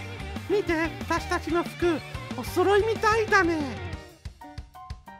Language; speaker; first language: Japanese; non-native, fluent; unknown